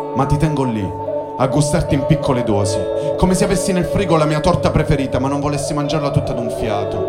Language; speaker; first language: Italian; native; Italian